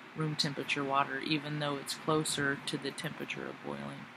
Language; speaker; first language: English; native; English